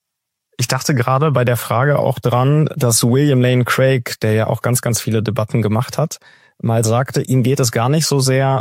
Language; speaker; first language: German; native; German